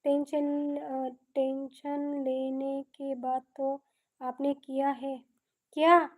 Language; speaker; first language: Hindi; non-native, local second language; Marathi